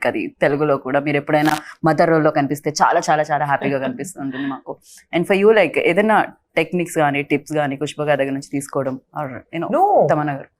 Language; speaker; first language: Telugu; native; Telugu